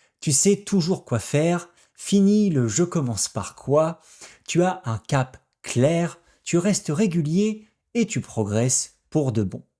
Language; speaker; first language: French; native; French